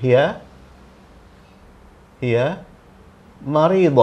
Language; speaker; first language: Arabic; non-native, fluent; Indonesian